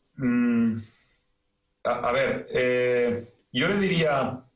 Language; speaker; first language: Spanish; native; Spanish